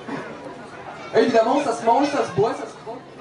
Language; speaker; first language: French; native; French